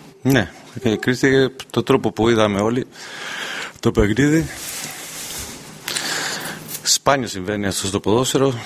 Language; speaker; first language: Greek; non-native, fluent; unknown